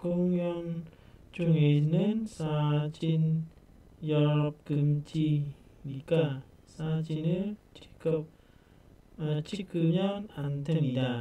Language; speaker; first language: Korean; non-native, fluent; Khmer